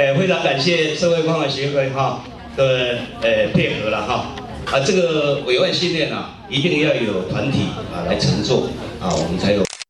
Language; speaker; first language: Chinese; native; Chinese